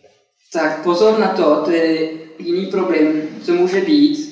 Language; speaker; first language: Czech; non-native, fluent; French